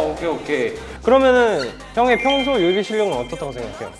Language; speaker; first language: Korean; native; Korean